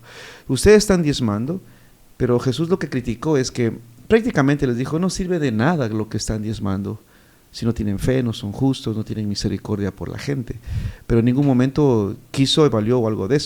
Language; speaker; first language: Spanish; native; Spanish